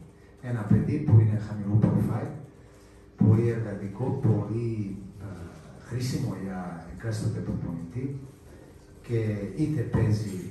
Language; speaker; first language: Greek; non-native, fluent; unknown